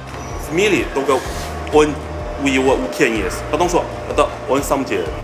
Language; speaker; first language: Russian; non-native, learner; Chinese